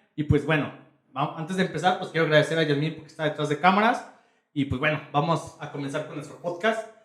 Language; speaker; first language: Spanish; native; Spanish